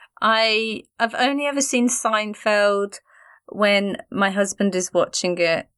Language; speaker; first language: English; native; English